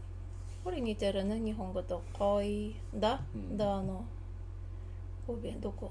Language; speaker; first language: Japanese; non-native, learner; Tatar